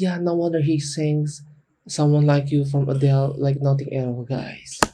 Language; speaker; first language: English; non-native, learner; Indonesian